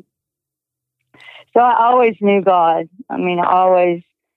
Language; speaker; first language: English; native; English